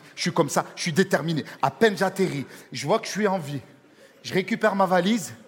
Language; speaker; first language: French; native; French